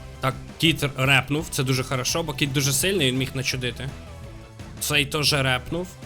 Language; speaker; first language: Ukrainian; non-native, local second language; Russian